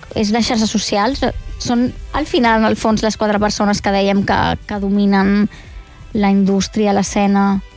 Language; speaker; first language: Catalan; native; Catalan